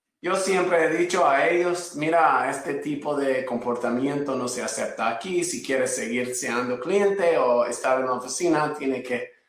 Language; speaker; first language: Spanish; non-native, fluent; English